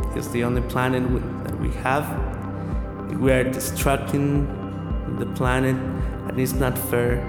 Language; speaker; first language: English; non-native, learner; Spanish